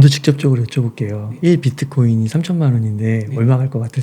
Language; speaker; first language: Korean; native; Korean